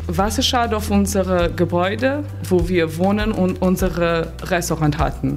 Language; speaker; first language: German; non-native, fluent; Portuguese